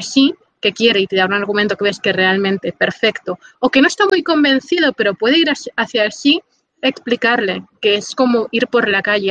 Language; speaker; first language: Spanish; native; Spanish